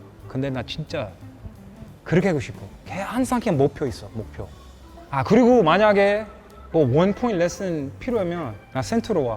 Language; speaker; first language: Korean; non-native, fluent; English